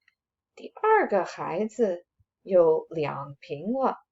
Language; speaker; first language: Chinese; non-native, fluent; English